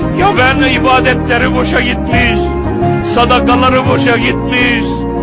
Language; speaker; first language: Turkish; native; Turkish